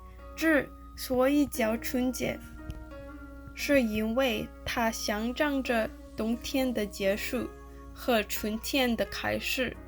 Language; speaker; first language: Chinese; non-native, learner; English